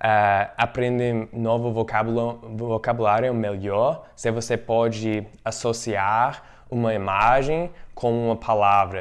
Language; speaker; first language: Portuguese; non-native, fluent; English